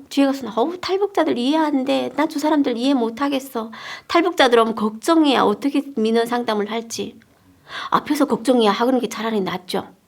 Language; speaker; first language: Korean; native; Korean